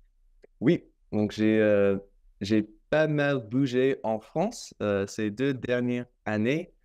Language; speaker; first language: French; non-native, fluent; English